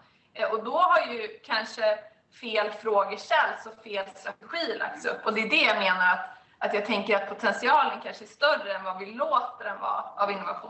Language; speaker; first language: Swedish; native; Swedish